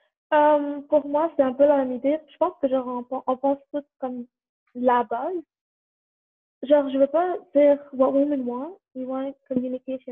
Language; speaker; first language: French; early bilingual, heritage; French